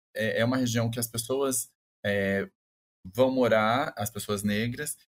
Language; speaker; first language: Portuguese; native; Portuguese